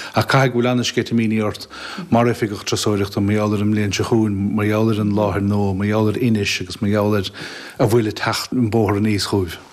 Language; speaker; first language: Irish; native; Irish